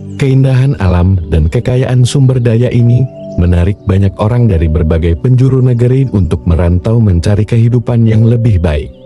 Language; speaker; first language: Indonesian; native; Indonesian